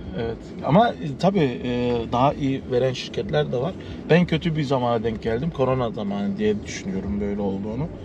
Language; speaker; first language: Turkish; early bilingual, heritage; Turkish